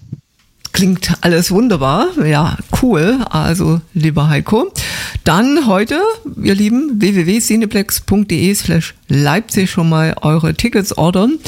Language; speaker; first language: German; native; German